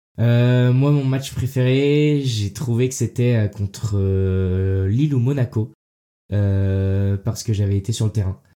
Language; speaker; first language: French; early bilingual, heritage; French